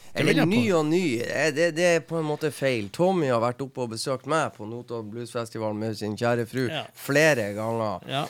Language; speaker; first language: Norwegian; non-native, fluent; English